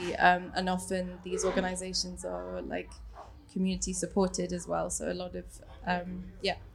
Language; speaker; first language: English; native; English